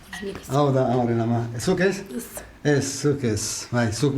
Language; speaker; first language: Basque; non-native, learner; Arabic